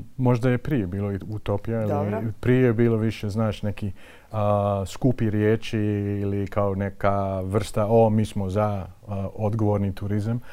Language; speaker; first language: Croatian; non-native, fluent; Dutch